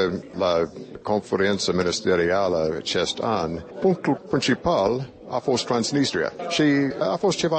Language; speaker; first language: Romanian; non-native, fluent; English